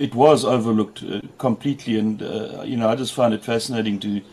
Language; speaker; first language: English; native; English